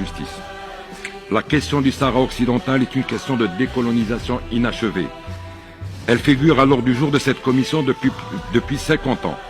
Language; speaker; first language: French; non-native, local second language; Arabic